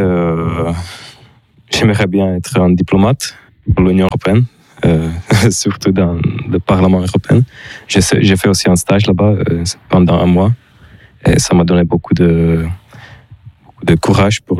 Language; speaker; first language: French; non-native, learner; Czech